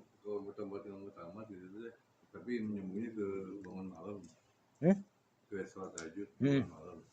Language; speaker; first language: Indonesian; native; Indonesian